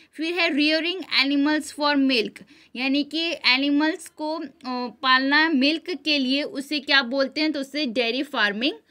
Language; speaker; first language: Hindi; non-native, local second language; Gujarati